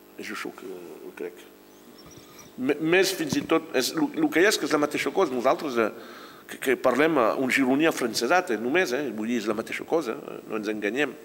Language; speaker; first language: Catalan; non-native, local second language; French